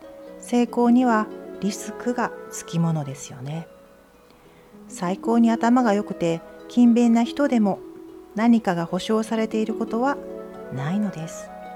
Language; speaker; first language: Japanese; native; Japanese